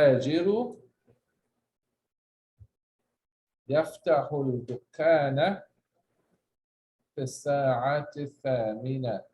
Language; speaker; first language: Arabic; non-native, fluent; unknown